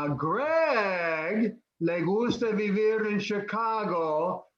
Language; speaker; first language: Spanish; non-native, fluent; English